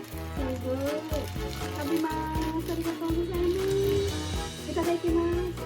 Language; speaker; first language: Japanese; non-native, fluent; Filipino